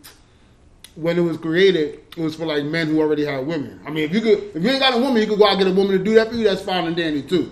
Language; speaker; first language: English; native; English